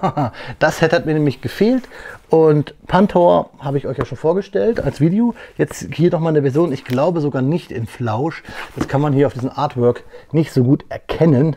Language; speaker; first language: German; native; German